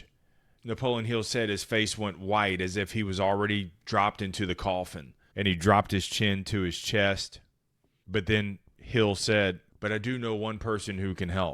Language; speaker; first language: English; native; English